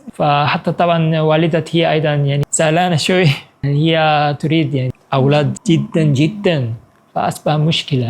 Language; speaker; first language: Arabic; non-native, fluent; Korean